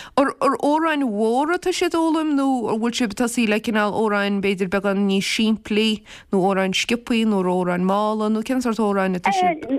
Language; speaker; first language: Irish; native; Irish